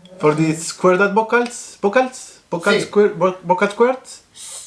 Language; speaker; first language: English; non-native, learner; Spanish